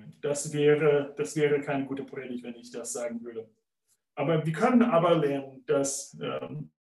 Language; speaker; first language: German; non-native, fluent; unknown